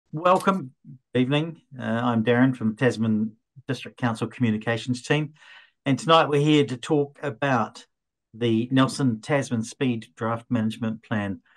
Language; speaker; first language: English; native; English